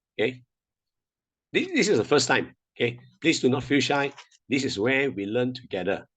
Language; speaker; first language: English; non-native, local second language; Chinese